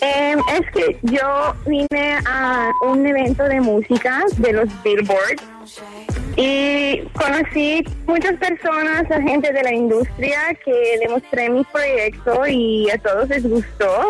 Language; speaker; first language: Spanish; early bilingual, heritage; Hebrew